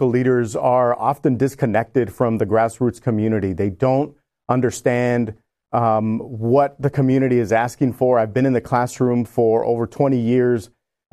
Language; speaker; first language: English; native; English